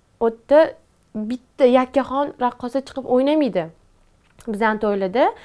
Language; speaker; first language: Uzbek; non-native, local second language; Tajik